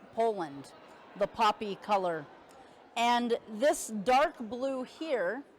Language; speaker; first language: English; native; English